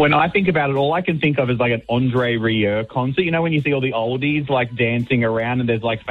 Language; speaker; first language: English; native; English